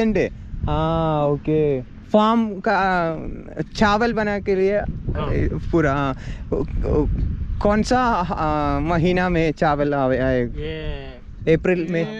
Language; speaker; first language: Hindi; non-native, learner; Malayalam